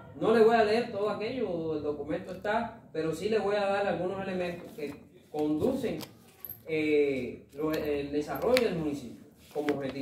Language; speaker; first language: Spanish; native; Spanish